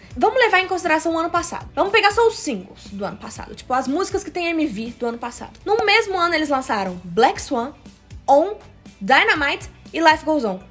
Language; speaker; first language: Portuguese; native; Portuguese